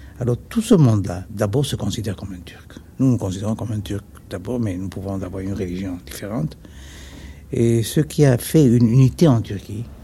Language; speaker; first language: French; non-native, fluent; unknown